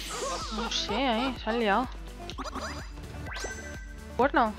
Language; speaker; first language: Spanish; native; Spanish